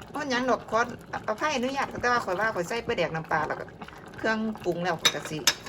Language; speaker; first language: Thai; native; Thai